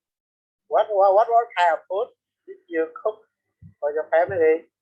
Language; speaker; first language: English; non-native, learner; Vietnamese